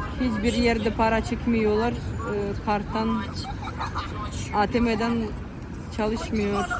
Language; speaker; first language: Turkish; non-native, learner; Russian